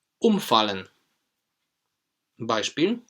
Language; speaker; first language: German; non-native, fluent; Polish